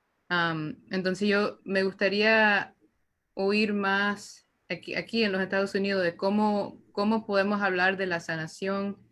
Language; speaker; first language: Spanish; early bilingual, heritage; Spanish